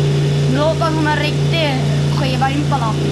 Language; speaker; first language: Swedish; native; Swedish